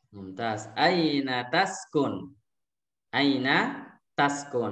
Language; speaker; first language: Arabic; non-native, fluent; Indonesian